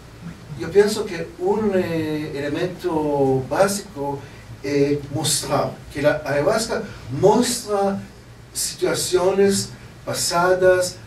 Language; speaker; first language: Spanish; non-native, learner; Hebrew